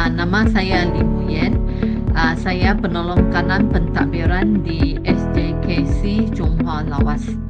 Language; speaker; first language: Malay; non-native, local second language; Chinese